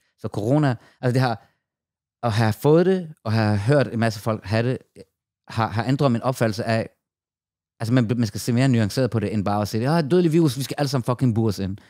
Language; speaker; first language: Danish; early bilingual, other home language; Persian